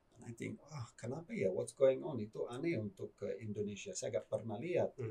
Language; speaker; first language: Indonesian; non-native, fluent; English